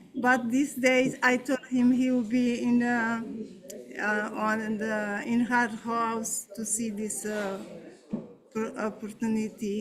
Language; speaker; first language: English; non-native, learner; Portuguese